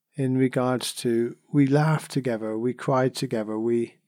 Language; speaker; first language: English; native; English